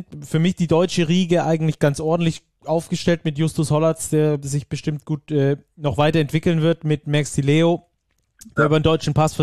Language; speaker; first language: German; native; German